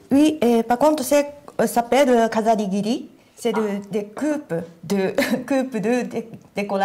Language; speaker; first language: French; non-native, learner; Japanese